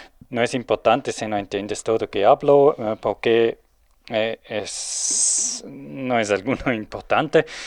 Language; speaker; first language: Spanish; non-native, learner; Swiss German